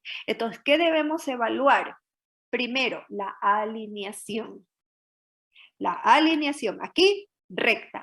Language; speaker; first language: Spanish; native; Spanish